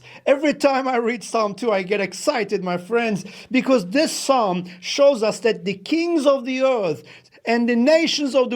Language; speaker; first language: English; non-native, fluent; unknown